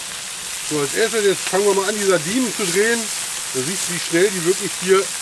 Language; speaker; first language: German; native; German